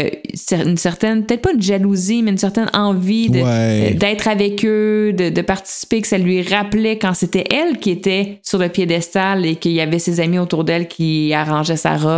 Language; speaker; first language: French; native; French